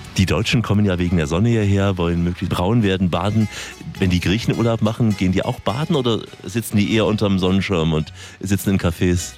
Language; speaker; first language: German; native; German